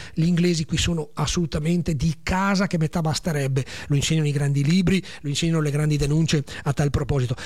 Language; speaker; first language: Italian; native; Italian